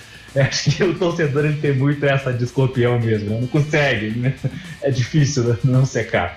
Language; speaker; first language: Portuguese; native; Portuguese